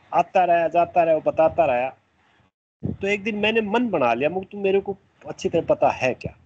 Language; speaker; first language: Hindi; native; Hindi